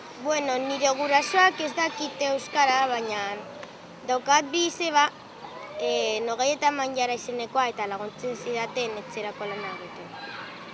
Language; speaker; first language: Basque; non-native, local second language; Spanish